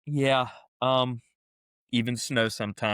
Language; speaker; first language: English; native; English